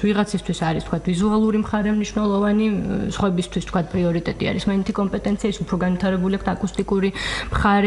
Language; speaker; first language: Georgian; native; Georgian